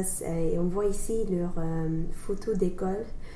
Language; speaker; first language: French; non-native, learner; English